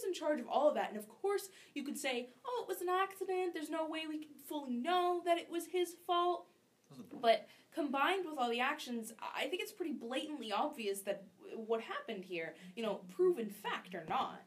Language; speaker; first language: English; native; English